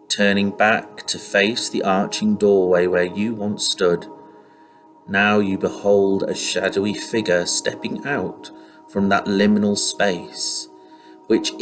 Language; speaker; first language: English; native; English